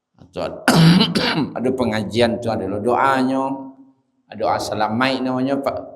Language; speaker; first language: Malay; non-native, local second language; Minangkabau